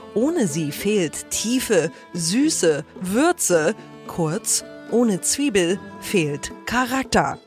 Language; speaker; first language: German; native; German